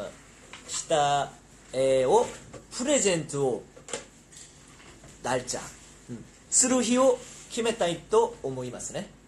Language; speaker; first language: Japanese; non-native, learner; Korean